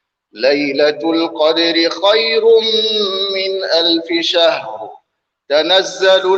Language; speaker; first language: Arabic; native; Arabic